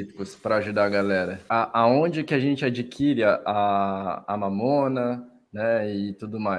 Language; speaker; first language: Portuguese; native; Portuguese